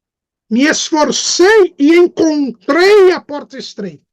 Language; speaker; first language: Portuguese; native; Portuguese